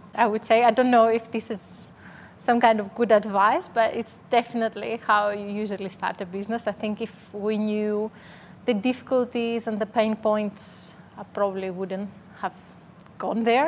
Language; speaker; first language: English; non-native, fluent; Greek